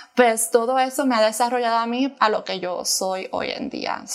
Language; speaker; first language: Spanish; native; Spanish